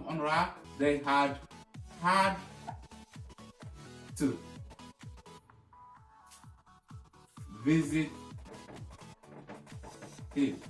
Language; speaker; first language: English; non-native, fluent; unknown